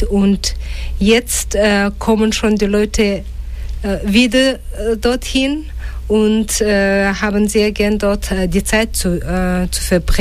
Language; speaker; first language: German; non-native, fluent; Russian